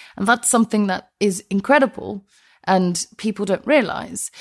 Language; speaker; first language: English; non-native, fluent; Icelandic